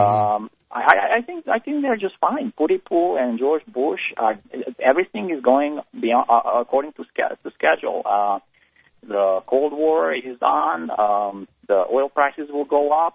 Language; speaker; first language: English; native; English